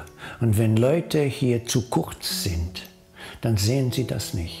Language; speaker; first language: German; non-native, fluent; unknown